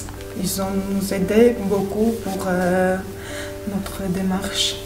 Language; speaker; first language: French; non-native, learner; Armenian